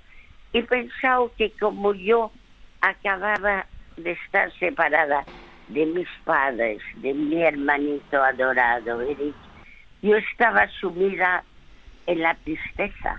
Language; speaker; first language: Spanish; early bilingual, other home language; French